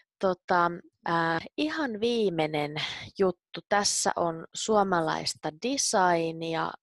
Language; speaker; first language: Finnish; native; Finnish